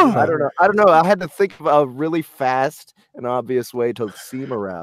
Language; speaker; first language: English; native; English